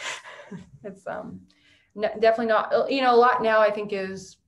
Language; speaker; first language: English; native; English